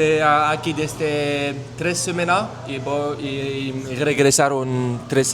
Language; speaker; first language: Spanish; non-native, learner; French